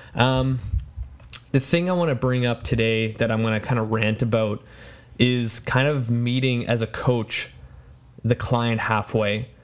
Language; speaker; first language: English; non-native, fluent; Polish